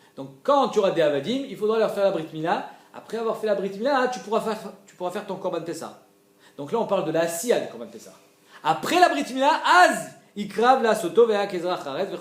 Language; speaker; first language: French; native; French